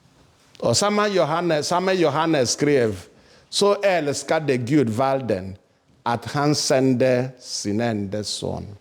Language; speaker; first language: Swedish; non-native, fluent; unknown